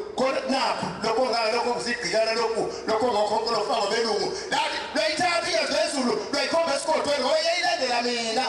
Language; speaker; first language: Zulu; native; Zulu